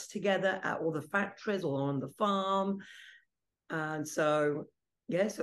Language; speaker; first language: English; non-native, local second language; Italian